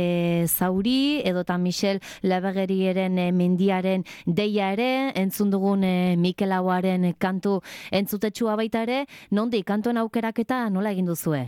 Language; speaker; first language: Basque; native; Basque